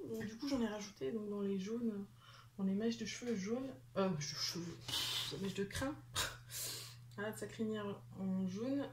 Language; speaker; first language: French; native; French